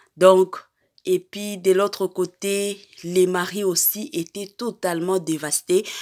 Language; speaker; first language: French; non-native, local second language; Lingala